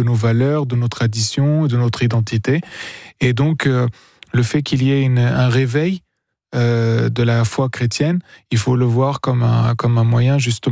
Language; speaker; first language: French; non-native, local second language; Arabic